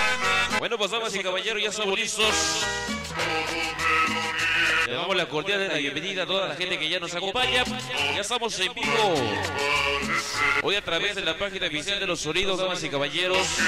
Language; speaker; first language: Spanish; native; Spanish